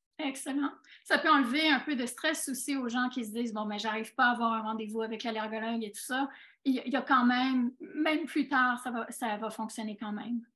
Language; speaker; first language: French; native; French